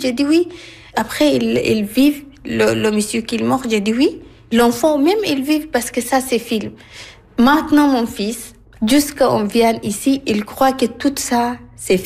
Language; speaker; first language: French; non-native, learner; Arabic